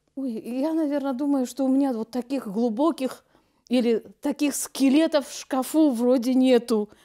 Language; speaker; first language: Russian; non-native, local second language; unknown